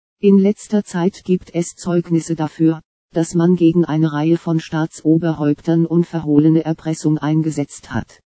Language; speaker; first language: German; native; German